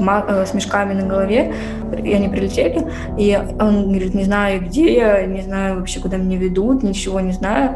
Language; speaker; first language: Russian; native; Russian